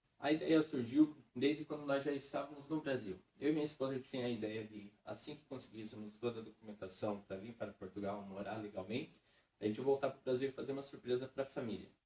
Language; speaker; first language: Portuguese; native; Portuguese